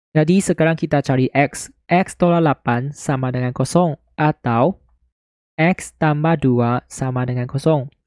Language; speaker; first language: Malay; non-native, local second language; Chinese